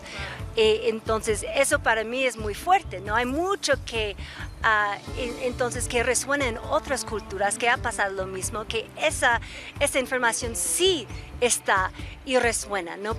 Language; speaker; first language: Spanish; native; Spanish